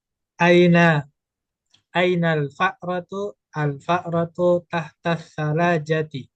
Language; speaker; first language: Arabic; non-native, learner; Indonesian